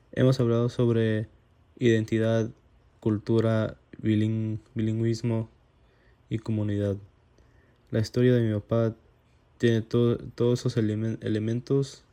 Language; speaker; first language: Spanish; early bilingual, heritage; Spanish